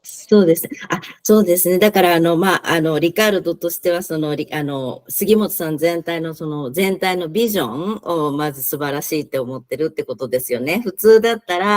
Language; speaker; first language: Japanese; native; Japanese